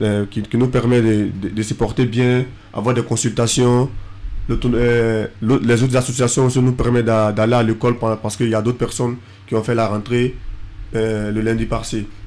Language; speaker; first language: French; non-native, local second language; Fula